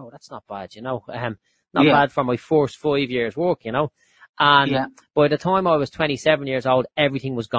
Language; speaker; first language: English; native; English